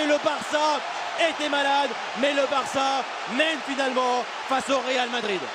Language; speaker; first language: French; native; French